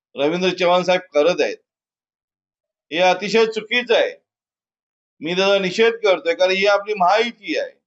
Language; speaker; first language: Marathi; native; Marathi